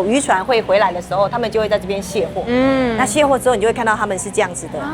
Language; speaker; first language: Chinese; native; Chinese